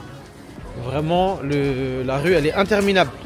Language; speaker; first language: French; native; French